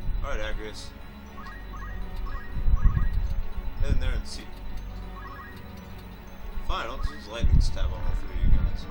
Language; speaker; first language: English; native; English